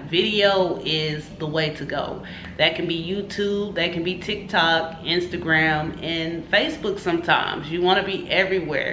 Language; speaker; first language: English; native; English